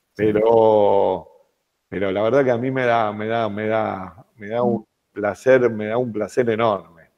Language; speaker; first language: Spanish; native; Spanish